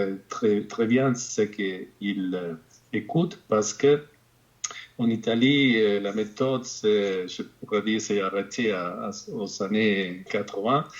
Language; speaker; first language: French; non-native, fluent; Spanish